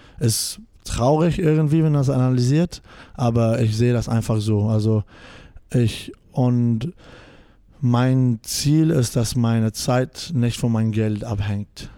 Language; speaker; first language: German; non-native, fluent; English